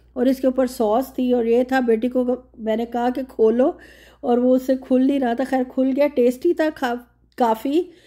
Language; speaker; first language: Urdu; native; Urdu